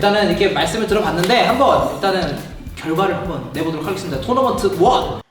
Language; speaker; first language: Korean; native; Korean